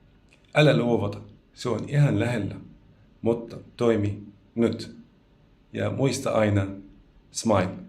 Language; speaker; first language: Finnish; non-native, fluent; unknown